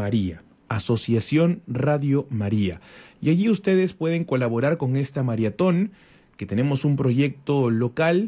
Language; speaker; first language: Spanish; native; Spanish